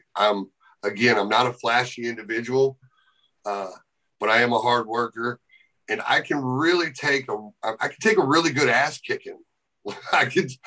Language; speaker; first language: English; native; English